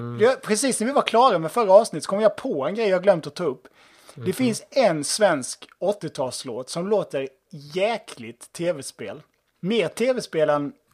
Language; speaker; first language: Swedish; native; Swedish